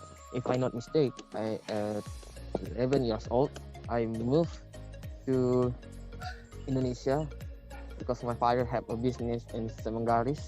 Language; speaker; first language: English; non-native, learner; Indonesian